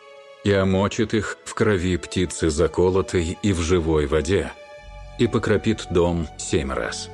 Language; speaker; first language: Russian; native; Russian